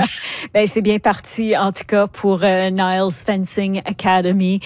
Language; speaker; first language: French; native; French